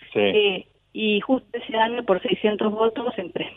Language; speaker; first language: Spanish; native; Spanish